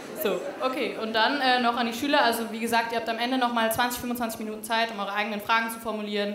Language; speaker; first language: German; native; German